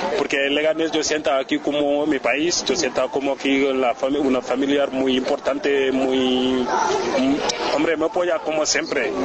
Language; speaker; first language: Spanish; non-native, learner; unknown